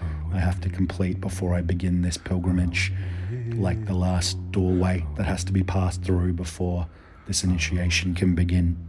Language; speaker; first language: English; native; English